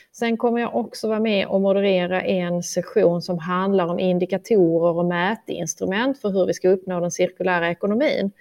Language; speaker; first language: Swedish; native; Swedish